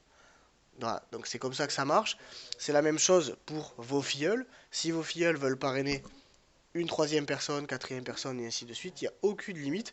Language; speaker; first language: French; native; French